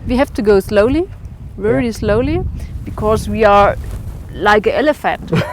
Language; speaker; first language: English; non-native, learner; German